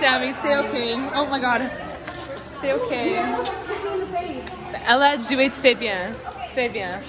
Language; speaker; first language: French; non-native, local second language; English